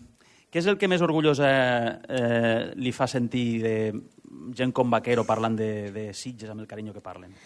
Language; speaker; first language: Catalan; native; Catalan